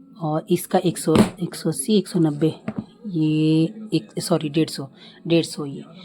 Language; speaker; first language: Hindi; native; Hindi